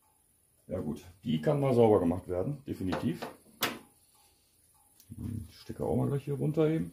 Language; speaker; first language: German; native; German